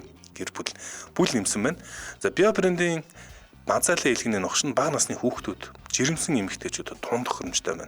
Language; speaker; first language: Mongolian; native; Mongolian